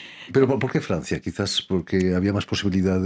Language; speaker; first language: Spanish; native; Spanish